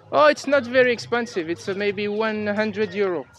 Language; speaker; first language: English; non-native, learner; French